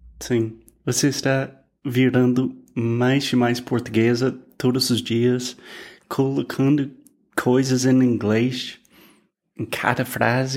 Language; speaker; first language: Portuguese; non-native, fluent; English